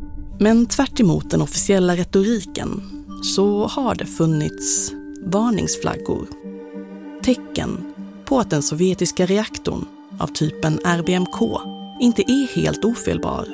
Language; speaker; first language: Swedish; native; Swedish